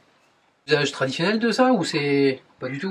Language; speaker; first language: French; native; French